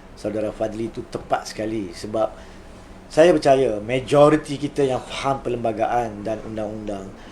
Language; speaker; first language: Malay; native; Malay